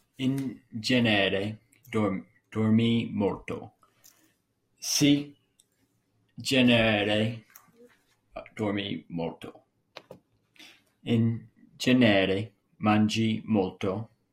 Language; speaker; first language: Italian; non-native, learner; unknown